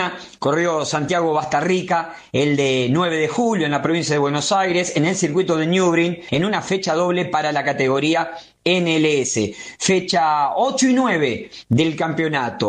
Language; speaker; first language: Spanish; native; Spanish